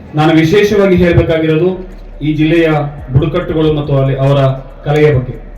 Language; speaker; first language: Kannada; native; Kannada